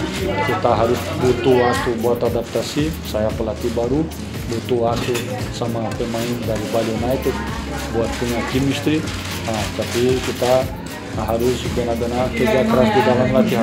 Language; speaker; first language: Indonesian; non-native, fluent; Portuguese